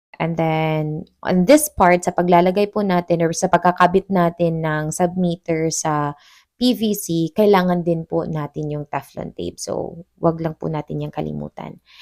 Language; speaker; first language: Filipino; non-native, local second language; Cebuano